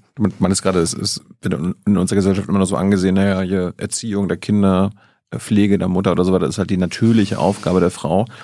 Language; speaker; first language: German; native; German